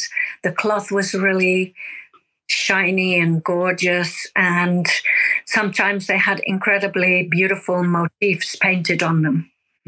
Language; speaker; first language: English; native; English